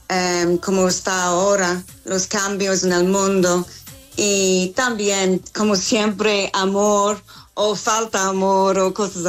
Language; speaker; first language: Spanish; non-native, learner; English